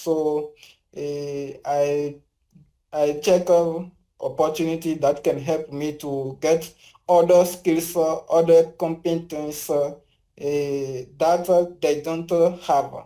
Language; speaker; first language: English; non-native, learner; French